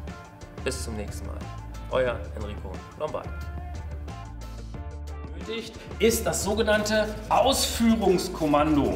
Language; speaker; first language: German; native; German